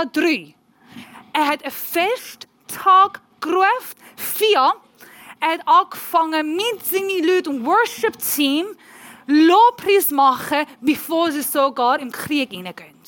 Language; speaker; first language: German; non-native, learner; Persian